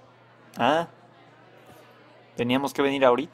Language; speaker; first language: Spanish; native; Spanish